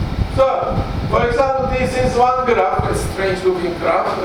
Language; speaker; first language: English; non-native, fluent; Turkish